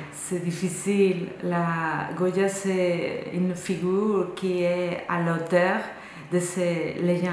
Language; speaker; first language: French; non-native, fluent; Spanish